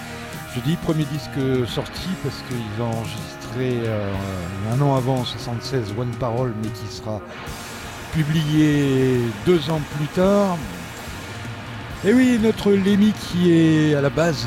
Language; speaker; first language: French; native; French